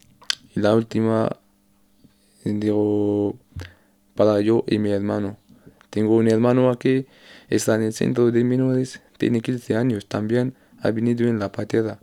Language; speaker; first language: Spanish; non-native, learner; Arabic